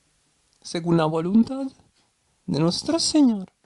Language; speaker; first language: Spanish; non-native, learner; German